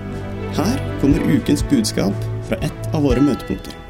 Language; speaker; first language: Norwegian; native; Norwegian